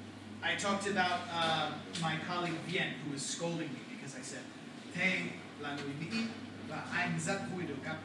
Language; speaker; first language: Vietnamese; non-native, fluent; English